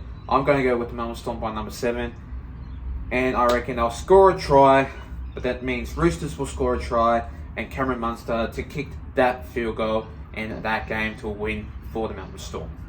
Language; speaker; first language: English; native; English